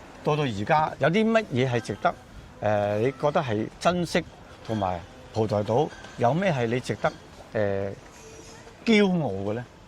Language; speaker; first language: Cantonese; native; Cantonese